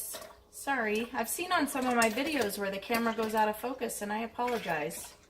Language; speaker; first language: English; native; English